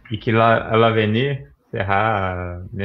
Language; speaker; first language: French; non-native, fluent; Portuguese